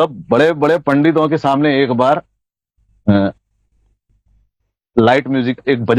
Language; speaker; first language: Hindi; non-native, local second language; Gujarati